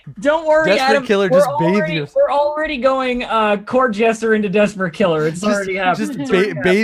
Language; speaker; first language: English; native; English